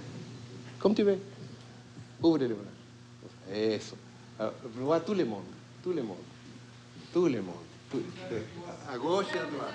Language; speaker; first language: French; non-native, fluent; Spanish